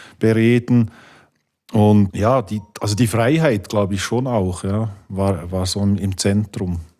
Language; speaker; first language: German; native; German